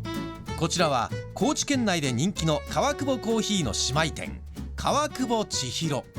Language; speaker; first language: Japanese; native; Japanese